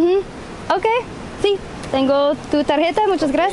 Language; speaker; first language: Spanish; non-native, learner; English